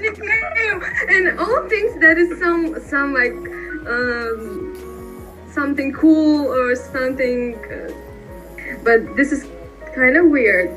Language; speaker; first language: English; non-native, learner; Russian